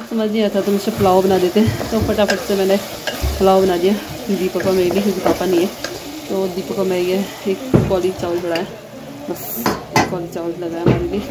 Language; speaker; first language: Hindi; non-native, local second language; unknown